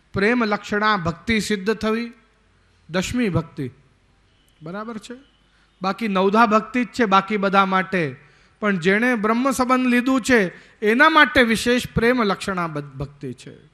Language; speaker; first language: Hindi; non-native, local second language; Gujarati